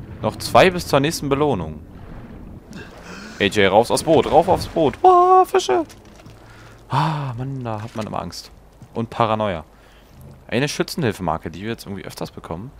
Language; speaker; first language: German; native; German